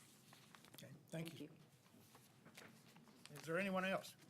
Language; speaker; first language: English; native; English